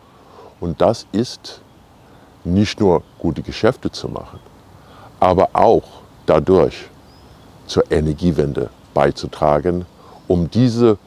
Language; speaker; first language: German; non-native, fluent; English